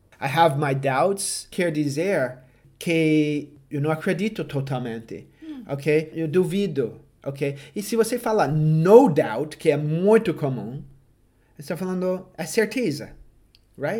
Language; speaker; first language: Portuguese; non-native, fluent; English